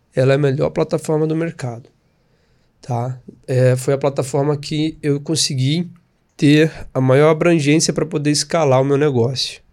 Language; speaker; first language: Portuguese; native; Portuguese